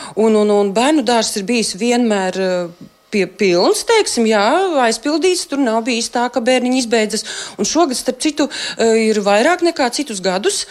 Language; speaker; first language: Latvian; native; Latvian